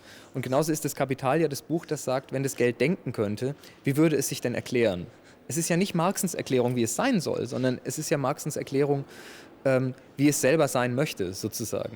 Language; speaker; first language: German; native; German